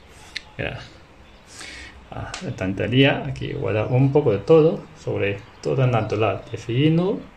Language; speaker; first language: Spanish; non-native, learner; Chinese